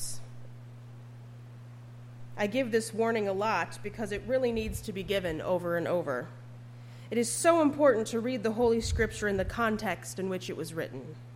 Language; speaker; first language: English; native; English